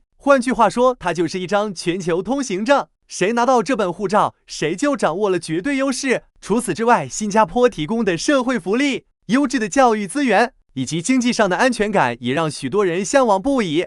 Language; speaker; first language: Chinese; native; Chinese